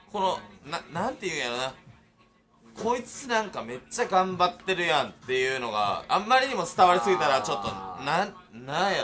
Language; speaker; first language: Japanese; native; Japanese